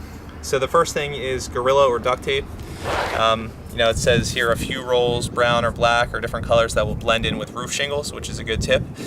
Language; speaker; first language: English; native; English